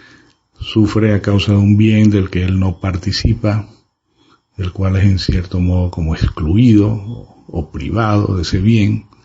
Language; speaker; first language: Spanish; native; Spanish